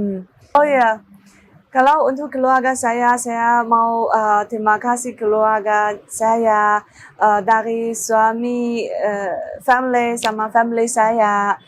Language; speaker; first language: Indonesian; non-native, learner; Chinese